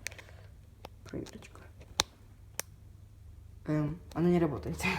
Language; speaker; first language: Russian; native; Russian